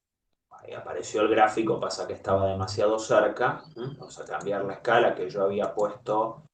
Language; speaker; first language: Spanish; native; Spanish